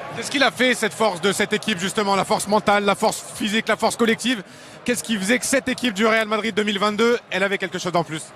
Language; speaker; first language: French; native; French